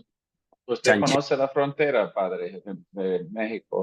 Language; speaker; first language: Spanish; non-native, fluent; English